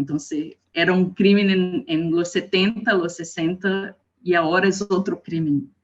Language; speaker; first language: Spanish; non-native, learner; Portuguese